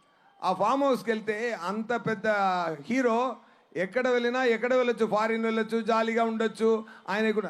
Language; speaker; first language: Telugu; non-native, learner; Tamil